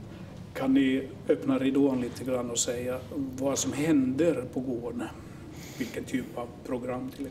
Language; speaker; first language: Swedish; non-native, local second language; Finnish